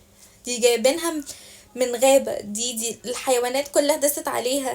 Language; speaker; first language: Arabic; native; Arabic